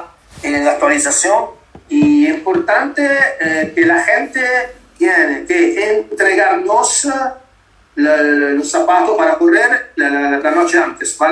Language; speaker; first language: Spanish; non-native, learner; Italian